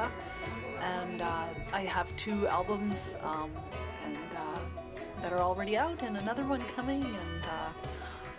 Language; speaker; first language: English; native; English